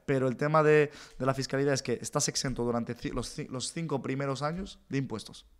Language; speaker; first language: Spanish; native; Spanish